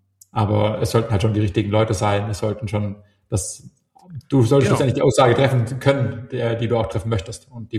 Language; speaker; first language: German; native; German